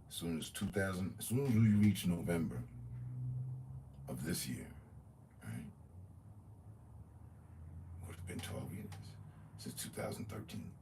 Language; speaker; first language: English; native; English